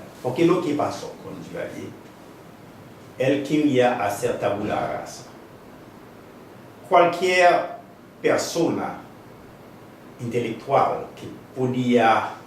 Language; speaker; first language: Spanish; non-native, fluent; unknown